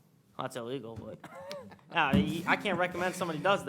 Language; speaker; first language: English; native; English